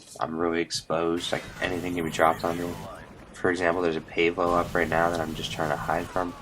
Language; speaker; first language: English; native; English